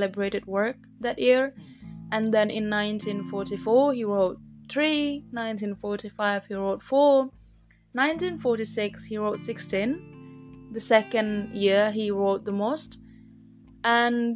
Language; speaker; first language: English; non-native, fluent; Indonesian